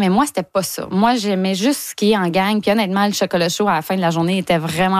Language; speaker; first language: French; native; French